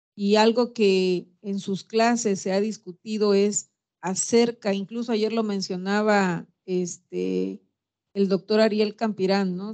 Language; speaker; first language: Spanish; native; Spanish